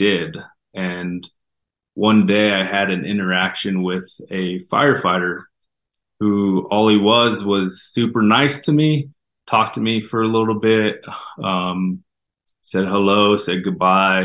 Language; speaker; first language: English; native; English